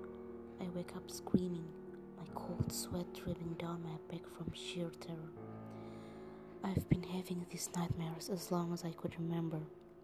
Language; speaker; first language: English; non-native, learner; Indonesian